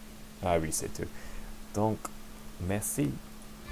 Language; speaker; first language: French; non-native, learner; English